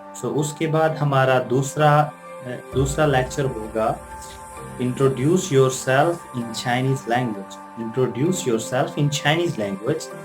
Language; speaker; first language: Urdu; native; Urdu